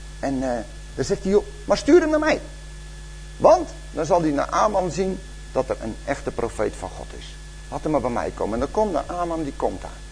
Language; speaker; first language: Dutch; native; Dutch